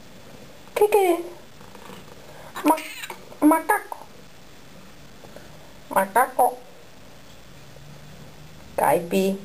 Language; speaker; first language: Spanish; native; Spanish